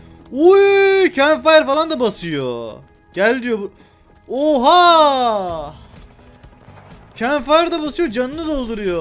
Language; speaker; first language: Turkish; native; Turkish